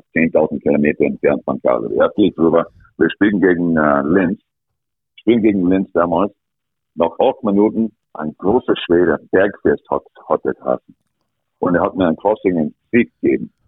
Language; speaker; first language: German; non-native, fluent; English